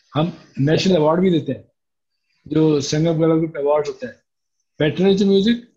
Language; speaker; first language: Hindi; native; Hindi